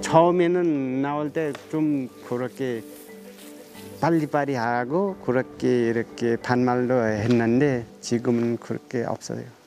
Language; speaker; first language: Korean; non-native, learner; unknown